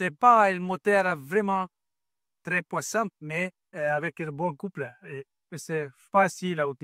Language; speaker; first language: French; non-native, learner; Italian